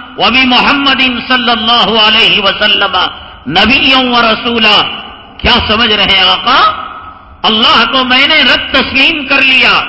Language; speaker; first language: Urdu; native; Urdu